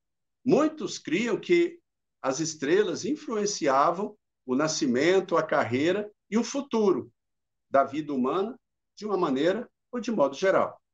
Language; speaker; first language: Portuguese; native; Portuguese